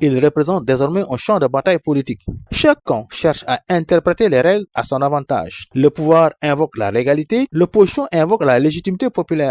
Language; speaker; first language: French; non-native, local second language; Wolof